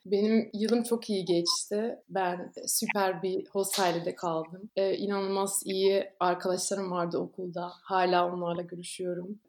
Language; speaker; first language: Turkish; non-native, fluent; Dutch